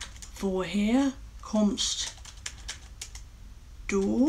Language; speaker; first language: German; non-native, learner; English